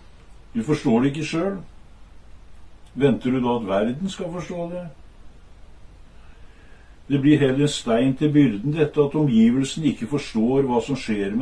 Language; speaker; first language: Norwegian; native; Norwegian